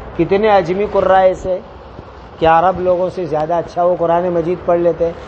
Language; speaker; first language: Urdu; non-native, local second language; Gujarati